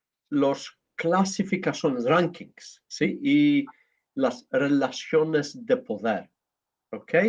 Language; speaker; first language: Spanish; non-native, learner; Greek